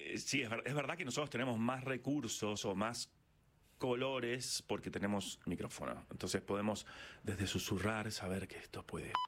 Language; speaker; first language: Spanish; native; Spanish